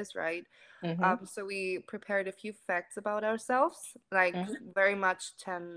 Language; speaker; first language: English; non-native, fluent; German